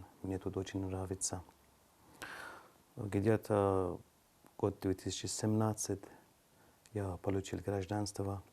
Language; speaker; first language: Russian; non-native, learner; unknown